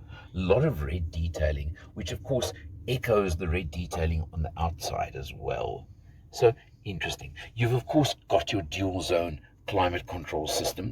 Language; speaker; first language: English; native; English